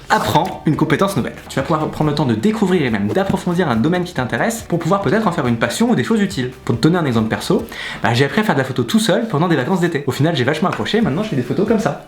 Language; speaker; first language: French; native; French